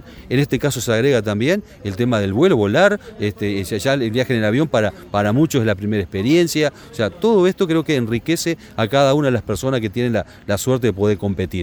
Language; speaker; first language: Spanish; native; Spanish